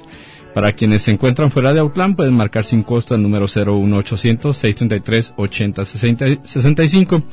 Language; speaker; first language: Spanish; native; Spanish